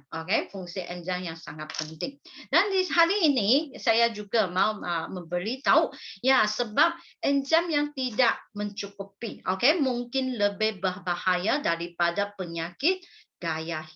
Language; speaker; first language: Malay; non-native, local second language; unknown